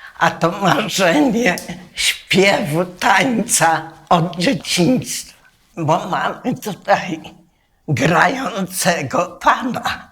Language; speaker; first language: Polish; native; Polish